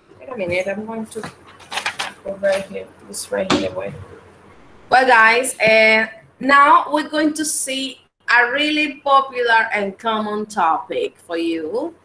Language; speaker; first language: English; non-native, fluent; Spanish